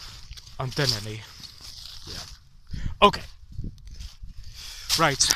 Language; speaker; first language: Welsh; non-native, learner; English